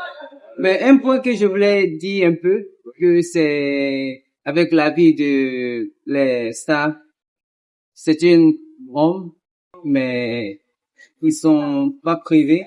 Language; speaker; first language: French; non-native, learner; Korean